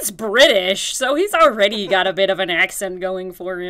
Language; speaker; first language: English; native; English